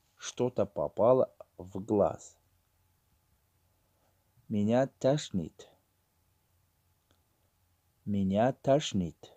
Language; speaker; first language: Russian; non-native, learner; Tajik